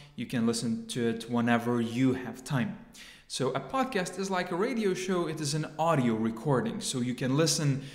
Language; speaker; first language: English; non-native, fluent; Lithuanian